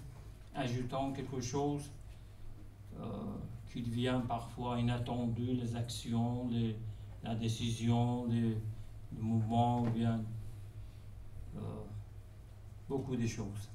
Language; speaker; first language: French; non-native, fluent; Persian